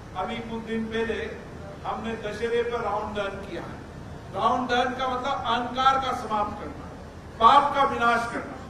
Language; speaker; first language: Hindi; native; Hindi